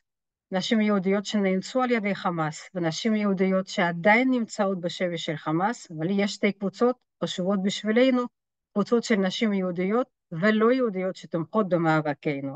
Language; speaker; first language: Hebrew; non-native, fluent; French